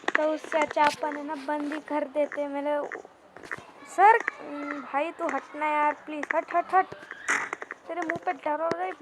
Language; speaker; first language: Hindi; non-native, local second language; Marathi